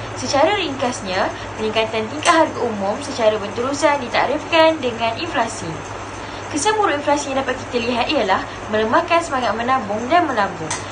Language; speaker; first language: Malay; native; Malay